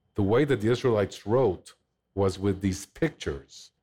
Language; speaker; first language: English; non-native, fluent; Hebrew